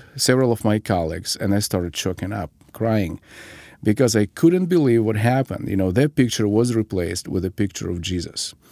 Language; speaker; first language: English; non-native, fluent; Ukrainian